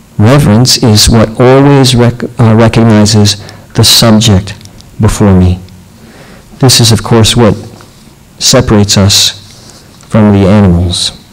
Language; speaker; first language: English; native; English